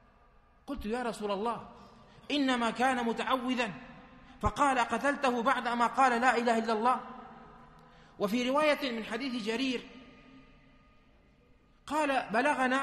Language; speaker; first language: Arabic; native; Arabic